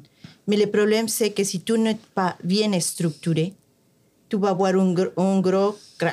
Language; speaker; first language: French; non-native, fluent; Spanish